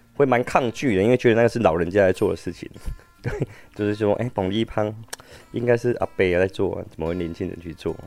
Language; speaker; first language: Chinese; native; Chinese